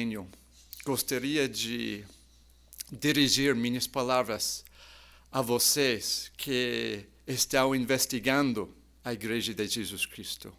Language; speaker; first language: Portuguese; non-native, fluent; English